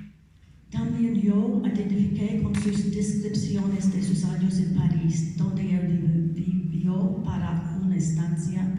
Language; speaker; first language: Spanish; non-native, learner; English